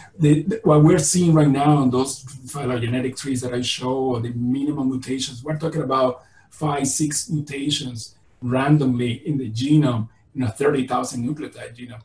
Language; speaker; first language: English; non-native, fluent; Spanish